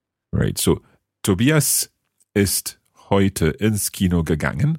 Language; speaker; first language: German; non-native, learner; English